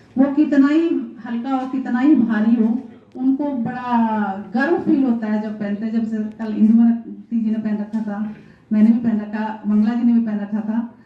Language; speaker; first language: Hindi; non-native, local second language; Rajasthani